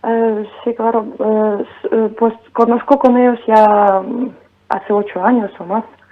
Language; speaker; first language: Spanish; non-native, fluent; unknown